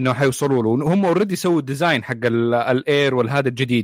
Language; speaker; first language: Arabic; native; Arabic